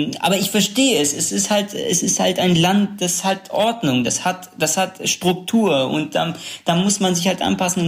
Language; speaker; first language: German; early bilingual, other home language; Kurdish